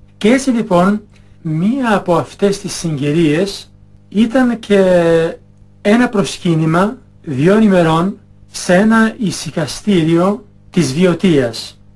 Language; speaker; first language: Greek; non-native, fluent; Albanian